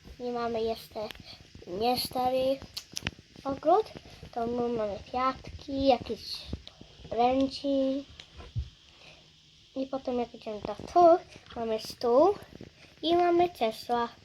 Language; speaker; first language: Polish; early bilingual, heritage; Polish